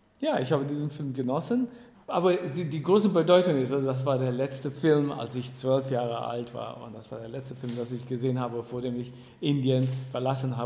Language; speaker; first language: German; non-native, fluent; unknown